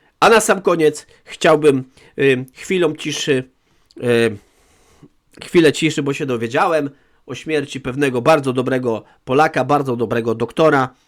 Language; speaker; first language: Polish; native; Polish